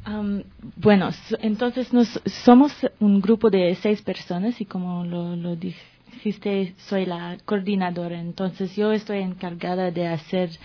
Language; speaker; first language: Spanish; non-native, fluent; French